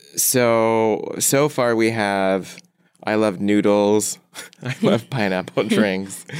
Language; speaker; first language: English; early bilingual, other home language; Korean